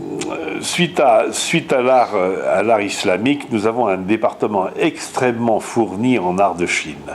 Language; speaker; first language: French; native; French